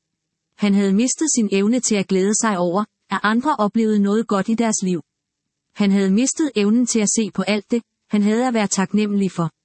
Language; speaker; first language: Danish; native; Danish